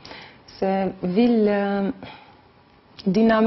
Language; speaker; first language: French; non-native, learner; Albanian